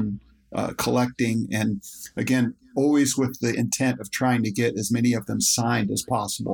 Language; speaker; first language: English; native; English